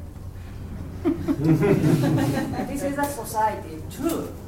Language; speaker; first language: English; non-native, learner; Japanese